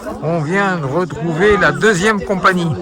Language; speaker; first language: French; native; French